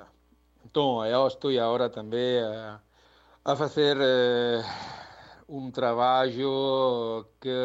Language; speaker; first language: Portuguese; non-native, learner; Spanish